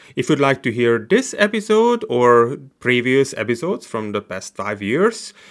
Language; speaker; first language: English; non-native, fluent; Hungarian